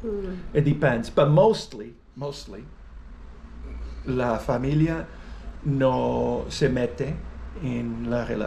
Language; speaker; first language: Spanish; non-native, learner; English